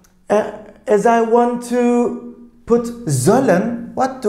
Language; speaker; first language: English; non-native, fluent; Turkish